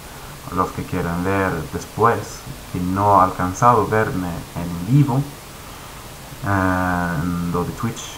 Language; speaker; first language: Spanish; non-native, fluent; Swedish